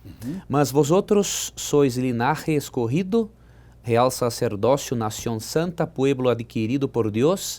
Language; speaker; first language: Spanish; non-native, learner; Portuguese